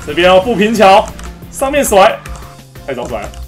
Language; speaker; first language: Chinese; native; Chinese